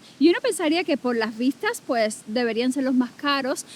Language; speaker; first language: Spanish; native; Spanish